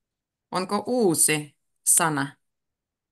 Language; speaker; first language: Finnish; native; Finnish